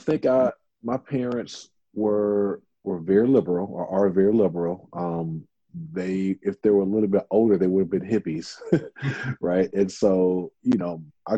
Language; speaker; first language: English; native; English